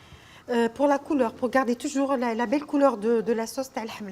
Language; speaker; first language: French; non-native, local second language; Arabic